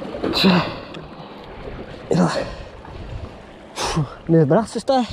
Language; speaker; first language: Spanish; non-native, learner; Portuguese